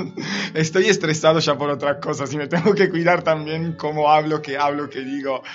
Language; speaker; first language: Spanish; non-native, fluent; Italian